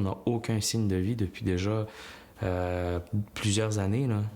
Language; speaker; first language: French; non-native, fluent; Uyghur